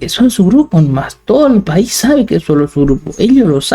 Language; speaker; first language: Spanish; native; Spanish